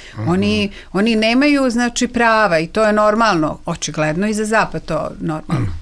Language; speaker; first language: Serbian; native; Serbian